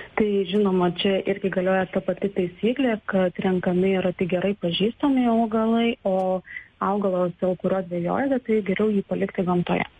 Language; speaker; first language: Lithuanian; native; Lithuanian